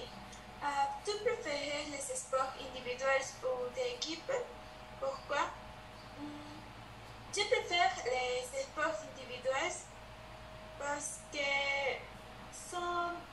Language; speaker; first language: French; non-native, learner; Spanish